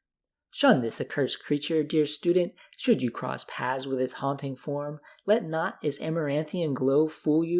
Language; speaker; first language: English; native; English